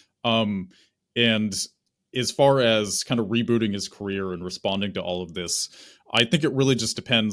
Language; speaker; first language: English; native; English